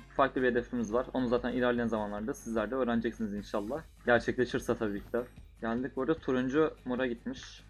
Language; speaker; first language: Turkish; native; Turkish